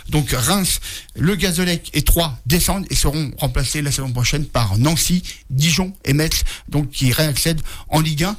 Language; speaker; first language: French; native; French